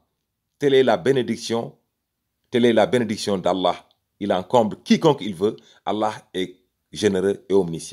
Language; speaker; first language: French; native; French